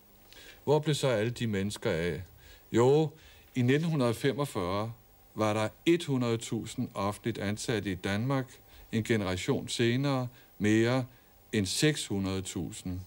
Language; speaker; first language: Danish; native; Danish